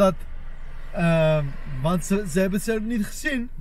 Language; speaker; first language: Dutch; non-native, fluent; Armenian